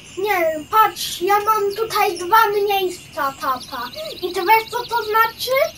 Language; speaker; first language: Polish; early bilingual, heritage; Polish